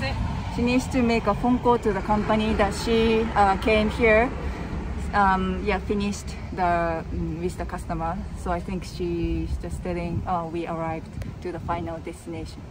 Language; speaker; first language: English; non-native, fluent; Japanese